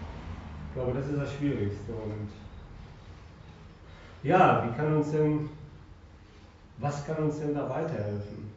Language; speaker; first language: German; native; German